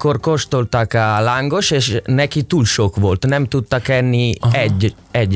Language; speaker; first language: Hungarian; non-native, learner; Italian